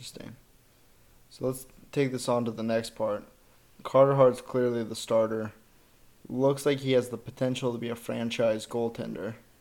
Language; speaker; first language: English; native; English